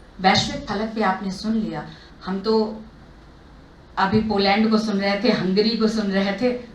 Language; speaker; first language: Hindi; native; Hindi